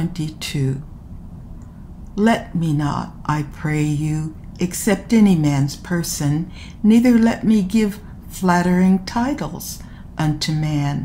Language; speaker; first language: English; native; English